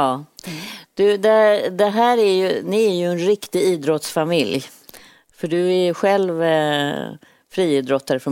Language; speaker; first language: Swedish; native; Swedish